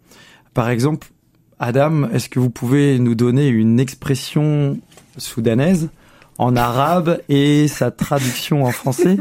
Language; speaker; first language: French; native; French